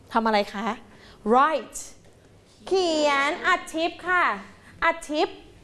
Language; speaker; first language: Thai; native; Thai